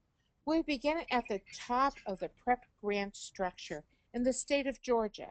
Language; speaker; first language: English; native; English